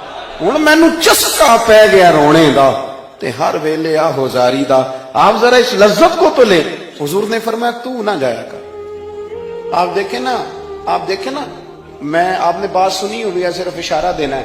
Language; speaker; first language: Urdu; non-native, local second language; Punjabi